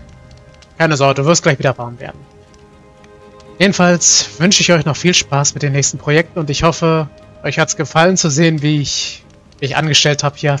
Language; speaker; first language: German; native; German